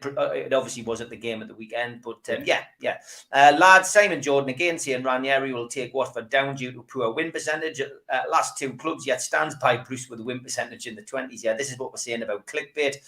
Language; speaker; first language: English; native; English